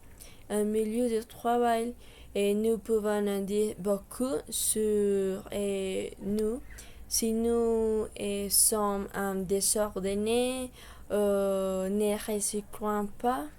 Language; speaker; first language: French; non-native, learner; Spanish